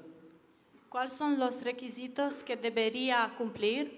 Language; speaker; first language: Spanish; non-native, learner; Romanian